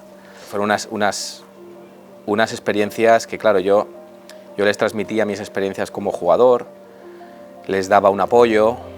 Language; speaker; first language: Spanish; native; Spanish